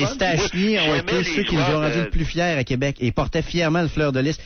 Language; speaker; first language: French; native; French